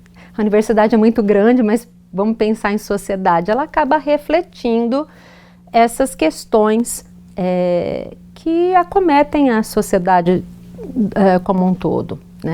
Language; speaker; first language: Portuguese; native; Portuguese